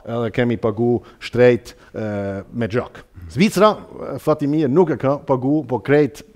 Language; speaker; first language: Albanian; non-native, learner; German